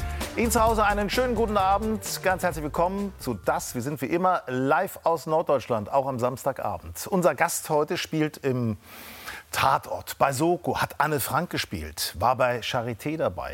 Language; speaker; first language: German; native; German